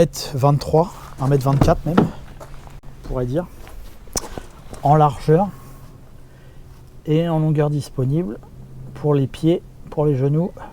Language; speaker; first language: French; native; French